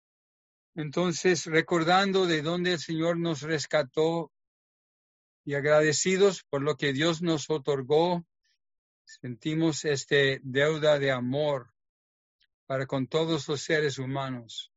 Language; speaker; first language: Spanish; non-native, fluent; English